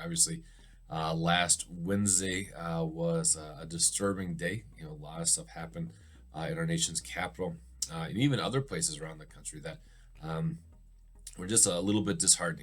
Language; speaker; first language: English; native; English